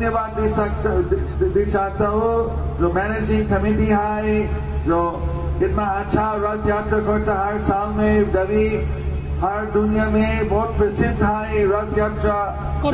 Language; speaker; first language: Hindi; non-native, learner; English